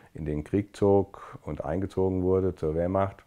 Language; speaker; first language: German; native; German